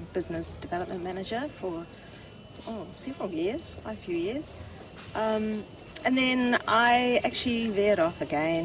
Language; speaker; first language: English; native; English